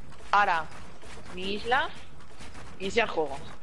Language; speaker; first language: Spanish; early bilingual, heritage; Spanish